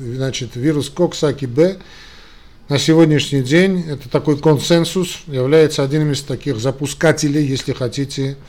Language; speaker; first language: Russian; non-native, local second language; Armenian